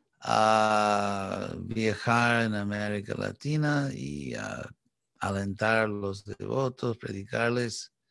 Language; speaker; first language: Spanish; non-native, fluent; English